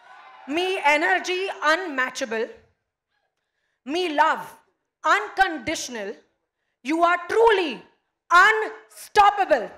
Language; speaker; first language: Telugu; non-native, local second language; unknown